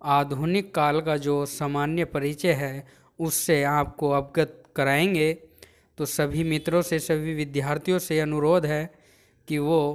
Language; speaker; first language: Hindi; native; Hindi